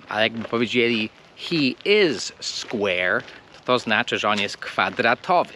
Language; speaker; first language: Polish; non-native, fluent; English